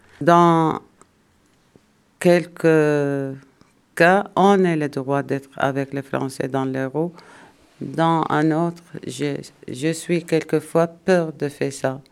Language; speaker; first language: French; non-native, learner; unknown